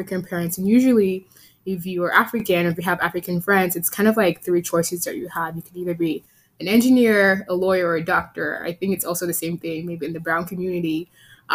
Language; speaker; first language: English; native; English